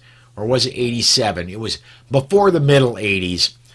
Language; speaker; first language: English; native; English